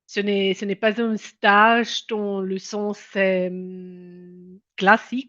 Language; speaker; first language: French; non-native, local second language; German